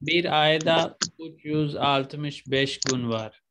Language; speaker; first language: Turkish; non-native, fluent; Urdu